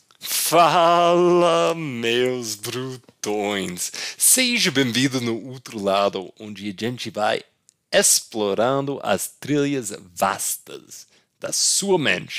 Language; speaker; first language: Portuguese; non-native, fluent; English